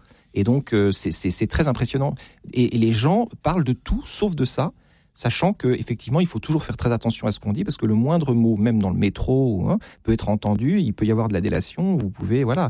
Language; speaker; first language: French; native; French